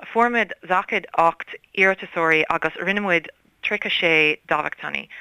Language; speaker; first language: Irish; non-native, learner; English